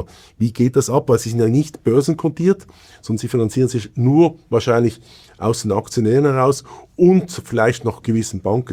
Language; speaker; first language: German; native; German